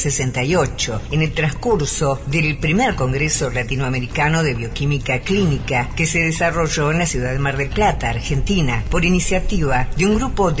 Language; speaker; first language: Spanish; native; Spanish